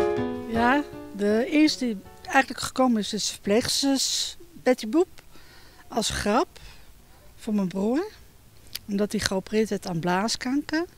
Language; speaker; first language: Dutch; native; Dutch